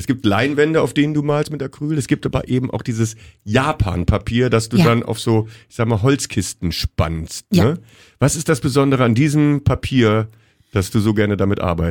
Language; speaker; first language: German; native; German